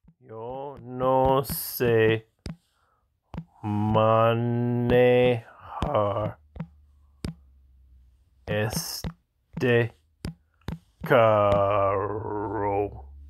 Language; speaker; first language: Spanish; non-native, learner; English